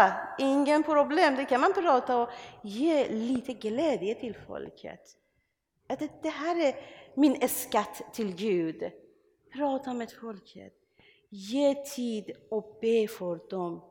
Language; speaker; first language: Swedish; non-native, learner; Persian